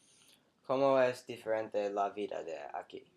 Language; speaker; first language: Spanish; non-native, learner; English